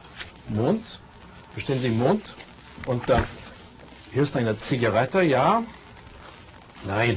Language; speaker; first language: German; non-native, fluent; English